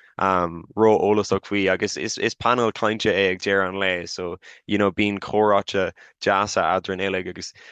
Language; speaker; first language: Irish; non-native, local second language; English